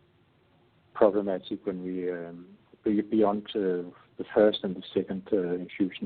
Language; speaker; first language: English; non-native, fluent; Danish